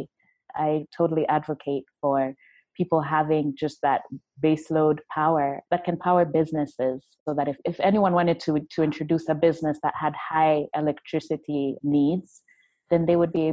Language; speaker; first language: English; non-native, local second language; Luo (Kenya and Tanzania)